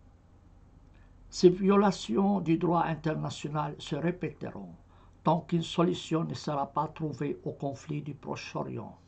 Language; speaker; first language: French; non-native, fluent; Arabic